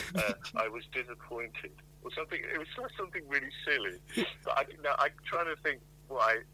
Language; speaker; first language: English; native; English